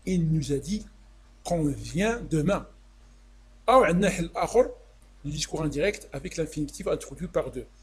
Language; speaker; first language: French; non-native, local second language; Arabic